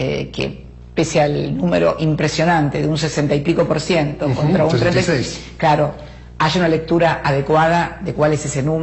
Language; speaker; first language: Spanish; native; Spanish